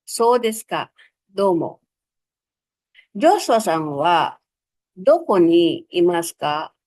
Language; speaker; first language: Japanese; non-native, fluent; Filipino